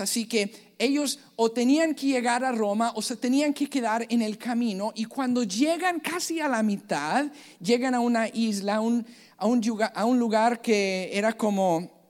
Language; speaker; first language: Spanish; native; Spanish